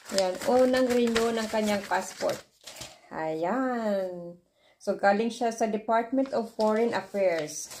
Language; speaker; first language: Filipino; native; Filipino